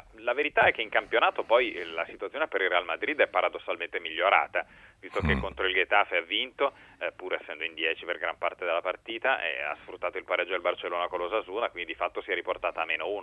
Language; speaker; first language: Italian; native; Italian